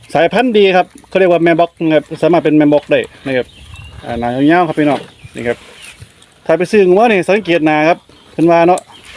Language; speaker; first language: Thai; native; Thai